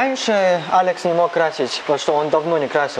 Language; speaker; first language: Russian; non-native, learner; Cantonese